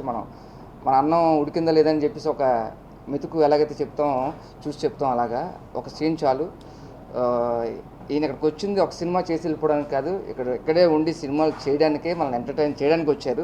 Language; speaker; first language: Telugu; native; Telugu